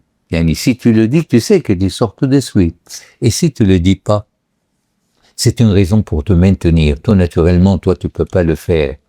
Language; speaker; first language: French; non-native, local second language; Arabic